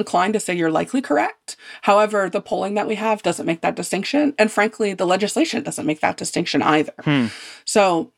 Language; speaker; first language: English; native; English